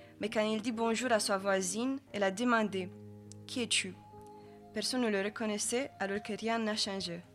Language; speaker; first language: French; non-native, fluent; Romanian